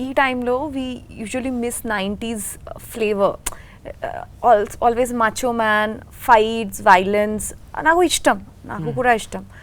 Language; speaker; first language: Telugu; non-native, learner; Bangla